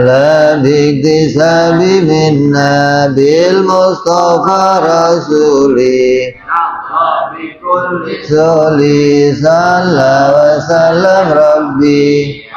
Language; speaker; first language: Arabic; non-native, fluent; Indonesian